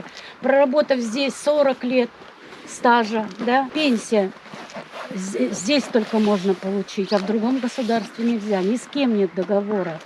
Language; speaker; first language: Russian; native; Russian